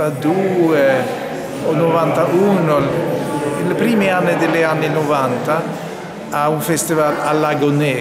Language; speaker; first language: Italian; non-native, fluent; Swedish